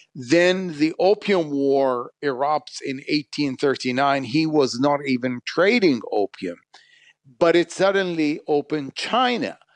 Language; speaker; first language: English; non-native, fluent; Arabic